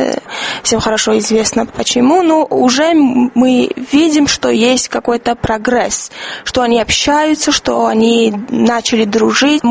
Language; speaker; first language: Russian; non-native, fluent; Georgian